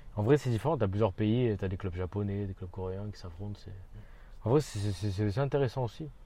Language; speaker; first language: French; native; French